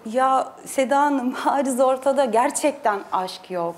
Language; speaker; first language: Turkish; native; Turkish